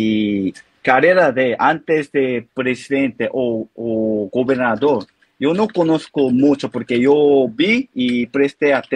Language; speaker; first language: Spanish; non-native, learner; Korean